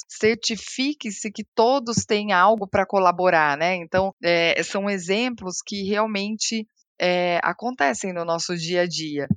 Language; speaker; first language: Portuguese; native; Portuguese